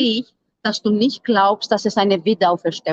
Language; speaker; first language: German; non-native, fluent; Greek